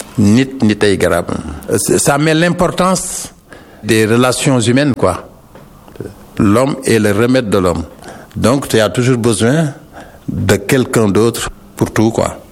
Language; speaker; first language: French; non-native, local second language; Wolof